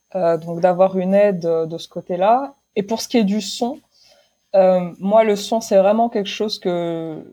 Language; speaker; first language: French; non-native, local second language; Arabic